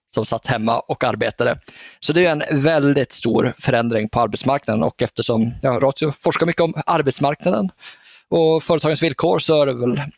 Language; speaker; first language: Swedish; native; Swedish